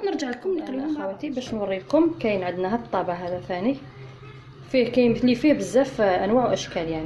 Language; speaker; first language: Arabic; native; Arabic